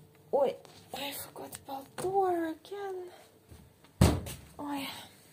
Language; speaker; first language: English; non-native, learner; Russian